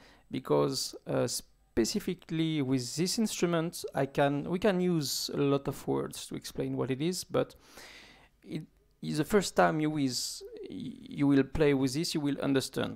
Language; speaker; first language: English; non-native, fluent; French